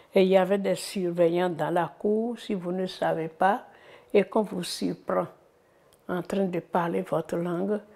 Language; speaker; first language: French; non-native, local second language; Fon